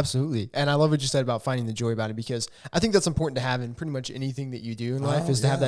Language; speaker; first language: English; native; English